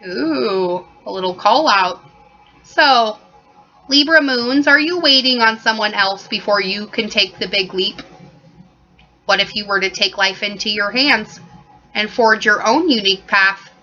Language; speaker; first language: English; native; English